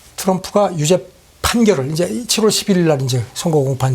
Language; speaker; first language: Korean; native; Korean